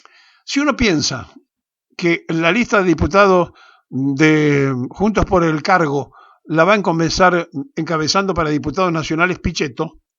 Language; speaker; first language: Spanish; native; Spanish